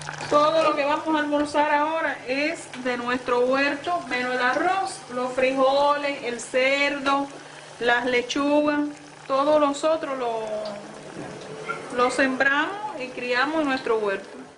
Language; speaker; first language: Spanish; native; Spanish